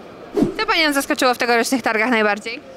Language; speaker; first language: Polish; native; Polish